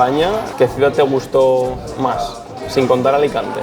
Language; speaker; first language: Spanish; native; Spanish